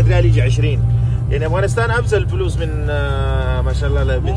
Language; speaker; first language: Arabic; non-native, learner; Hindi